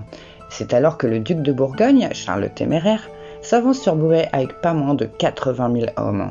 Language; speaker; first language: French; native; French